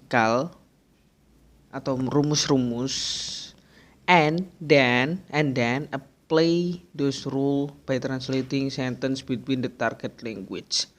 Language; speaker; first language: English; non-native, learner; Indonesian